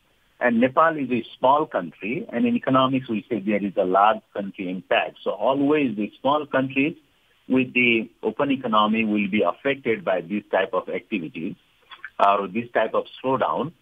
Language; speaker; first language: English; non-native, fluent; Nepali